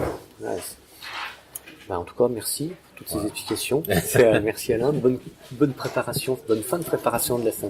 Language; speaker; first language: French; native; French